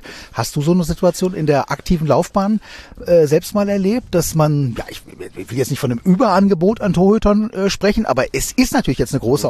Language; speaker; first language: German; native; German